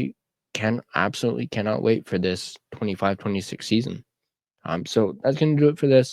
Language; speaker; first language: English; native; English